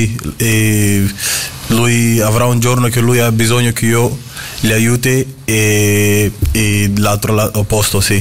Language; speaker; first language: Italian; non-native, fluent; Portuguese